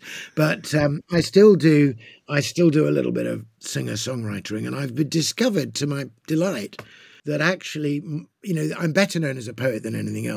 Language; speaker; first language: English; native; English